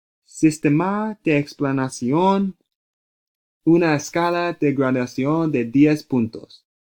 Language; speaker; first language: Spanish; non-native, learner; English